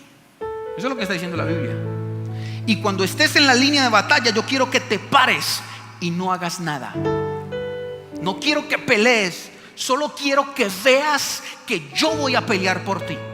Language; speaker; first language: Spanish; native; Spanish